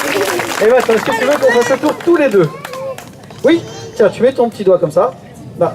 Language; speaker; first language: French; native; French